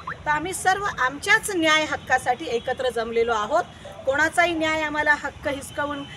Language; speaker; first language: Marathi; non-native, local second language; Lambadi